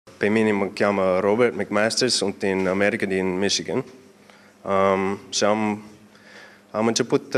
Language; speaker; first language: Romanian; non-native, fluent; English